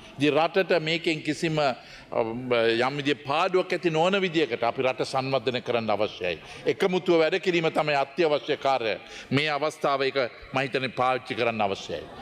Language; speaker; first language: Sinhala; native; Sinhala